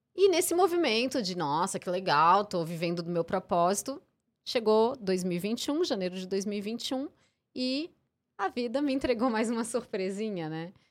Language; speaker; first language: Portuguese; early bilingual, heritage; English